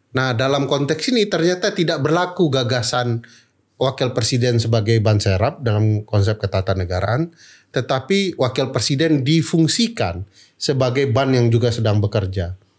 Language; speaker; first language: Indonesian; non-native, local second language; Minangkabau